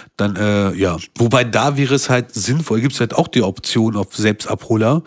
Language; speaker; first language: German; early bilingual, other home language; Albanian